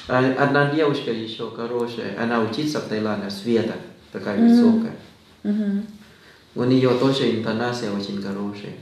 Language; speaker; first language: Russian; non-native, fluent; Thai